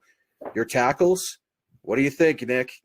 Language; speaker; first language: English; native; English